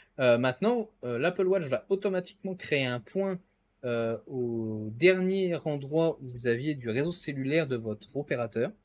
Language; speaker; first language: French; native; French